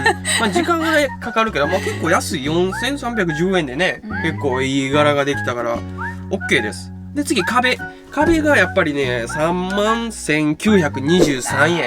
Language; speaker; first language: Japanese; native; Japanese